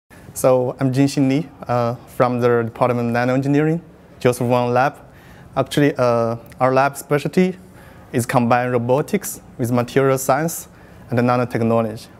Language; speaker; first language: English; non-native, fluent; Chinese